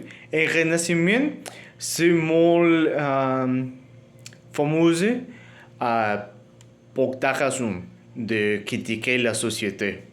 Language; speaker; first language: French; non-native, learner; Spanish